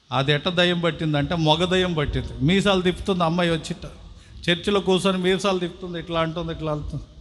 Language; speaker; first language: Telugu; non-native, local second language; Tamil